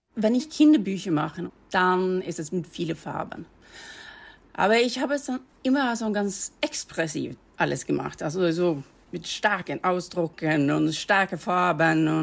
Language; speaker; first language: German; non-native, fluent; Norwegian